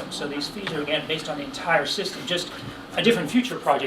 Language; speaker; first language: English; native; English